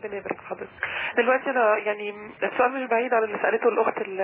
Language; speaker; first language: Arabic; native; Arabic